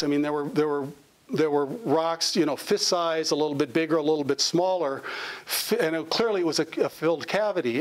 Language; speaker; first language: English; native; English